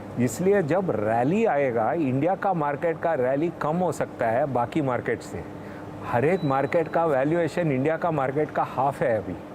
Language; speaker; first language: Hindi; non-native, local second language; Tamil